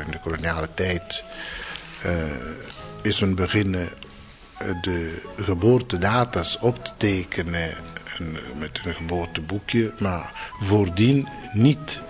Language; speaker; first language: Dutch; non-native, fluent; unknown